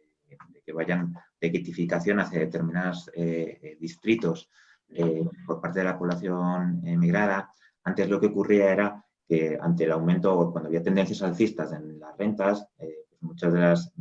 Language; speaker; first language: Spanish; native; Spanish